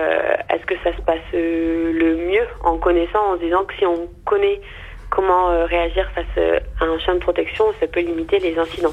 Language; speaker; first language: French; native; French